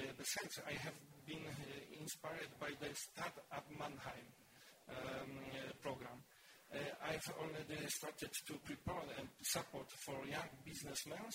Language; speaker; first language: English; non-native, learner; Polish